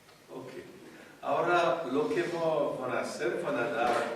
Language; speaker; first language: Spanish; non-native, fluent; French